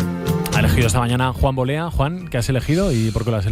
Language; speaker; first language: Spanish; native; Spanish